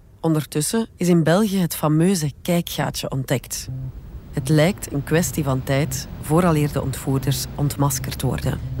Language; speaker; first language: Dutch; native; Dutch